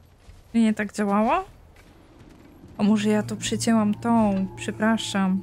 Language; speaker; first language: Polish; native; Polish